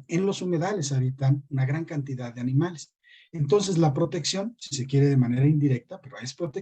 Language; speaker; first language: Spanish; native; Spanish